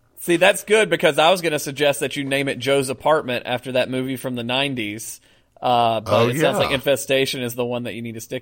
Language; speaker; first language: English; native; English